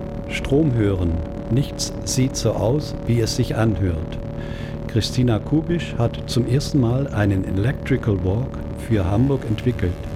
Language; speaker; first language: German; native; German